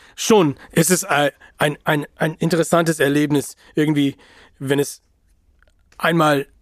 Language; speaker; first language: German; non-native, fluent; English